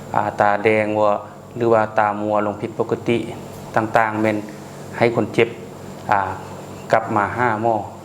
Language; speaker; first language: Lao; native; Lao